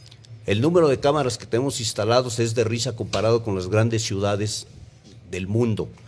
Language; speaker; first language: Spanish; native; Spanish